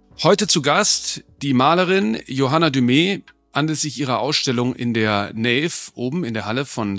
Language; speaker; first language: German; native; German